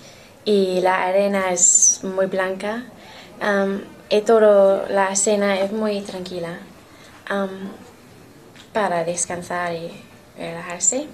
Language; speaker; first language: Spanish; non-native, learner; English